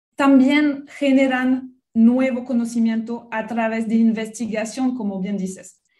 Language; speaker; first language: Spanish; non-native, fluent; French